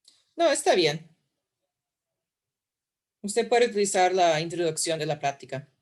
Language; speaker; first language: Spanish; non-native, fluent; English